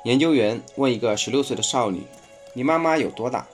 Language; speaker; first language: Chinese; native; Chinese